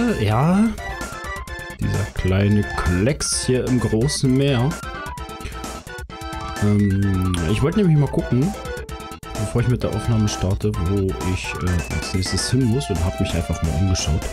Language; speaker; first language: German; native; German